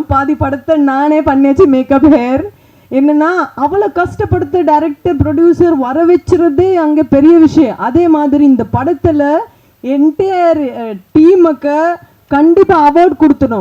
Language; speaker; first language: Tamil; non-native, learner; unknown